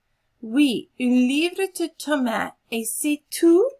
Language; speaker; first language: French; non-native, fluent; English